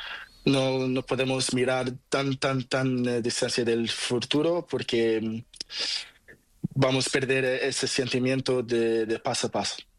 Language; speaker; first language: Spanish; non-native, learner; Portuguese